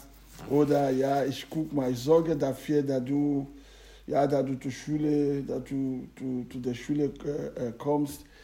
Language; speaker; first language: German; non-native, learner; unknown